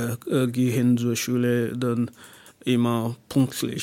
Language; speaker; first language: German; non-native, learner; English